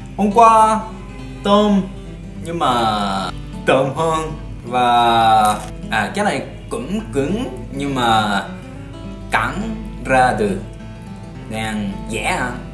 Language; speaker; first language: Vietnamese; non-native, learner; Japanese